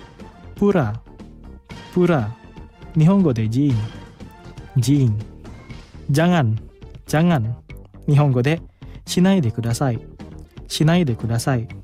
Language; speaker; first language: Japanese; non-native, fluent; Indonesian